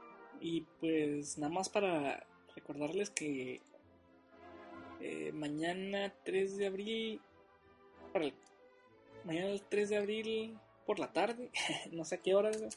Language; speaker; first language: Spanish; native; Spanish